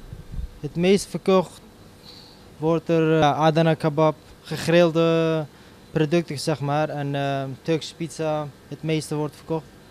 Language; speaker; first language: Dutch; non-native, local second language; Kurdish